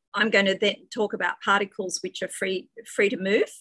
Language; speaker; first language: English; native; English